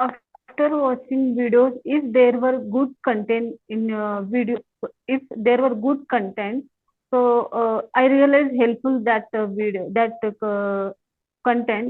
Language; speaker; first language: English; non-native, learner; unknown